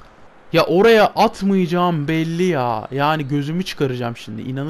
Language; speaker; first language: Turkish; native; Turkish